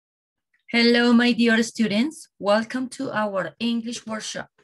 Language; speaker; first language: English; non-native, learner; Spanish